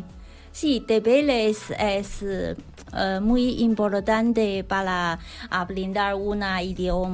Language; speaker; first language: Spanish; non-native, learner; Chinese